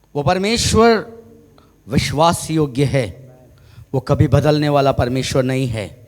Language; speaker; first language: Hindi; non-native, local second language; Malayalam